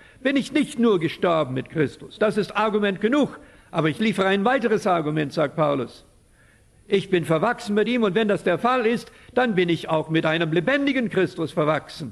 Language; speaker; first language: German; early bilingual, heritage; German